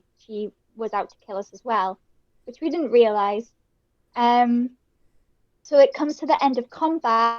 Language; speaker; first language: English; native; English